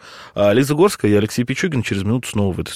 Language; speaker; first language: Russian; native; Russian